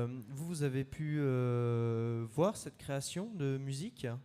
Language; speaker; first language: French; native; French